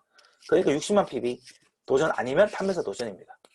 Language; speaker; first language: Korean; native; Korean